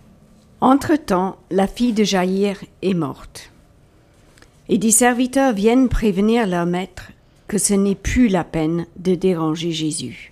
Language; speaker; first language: French; native; French